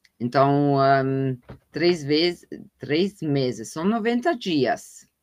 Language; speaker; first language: Portuguese; non-native, fluent; German